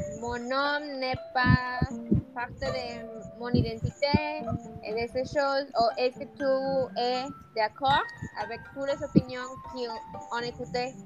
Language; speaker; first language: French; non-native, learner; Spanish